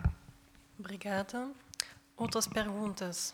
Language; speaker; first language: Portuguese; non-native, fluent; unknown